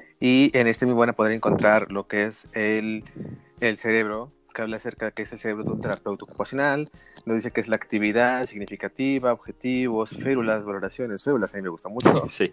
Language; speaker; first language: Spanish; native; Spanish